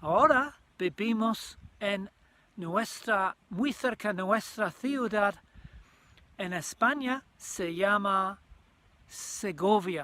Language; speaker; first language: Spanish; non-native, learner; English